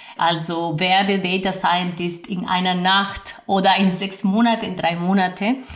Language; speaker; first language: German; non-native, fluent; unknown